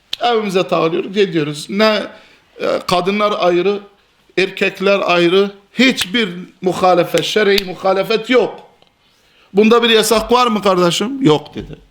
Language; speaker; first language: Turkish; non-native, fluent; Albanian